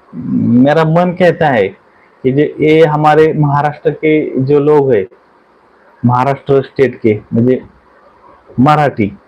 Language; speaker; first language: Hindi; non-native, local second language; Marathi